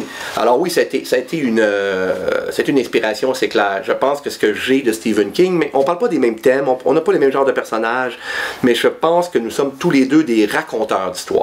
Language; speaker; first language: French; native; French